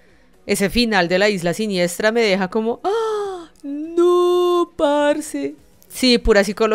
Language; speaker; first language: Spanish; native; Spanish